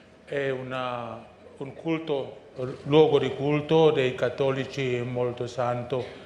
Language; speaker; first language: Italian; non-native, fluent; Indonesian